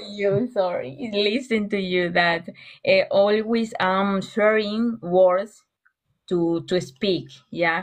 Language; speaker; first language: English; non-native, learner; Spanish